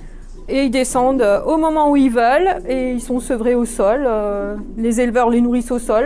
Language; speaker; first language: French; native; French